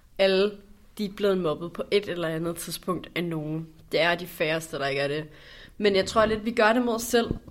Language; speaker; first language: Danish; native; Danish